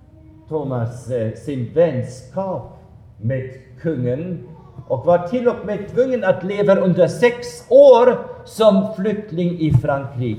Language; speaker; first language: Swedish; non-native, fluent; German